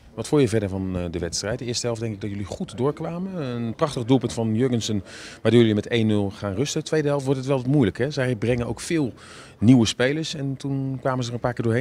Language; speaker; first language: Dutch; native; Dutch